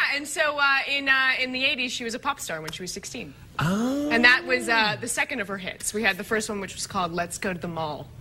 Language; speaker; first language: English; native; English